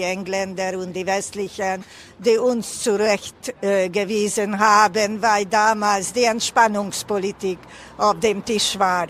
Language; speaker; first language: German; non-native, fluent; Hungarian